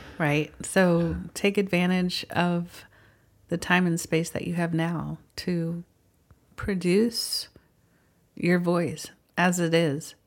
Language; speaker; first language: English; early bilingual, other home language; Filipino